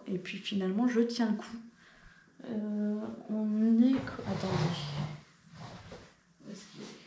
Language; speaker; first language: French; native; French